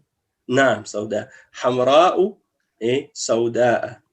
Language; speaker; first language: Arabic; non-native, fluent; French